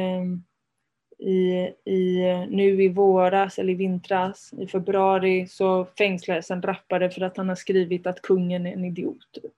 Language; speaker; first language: Swedish; early bilingual, other home language; Spanish